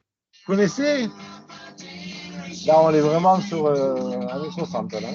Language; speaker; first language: French; native; French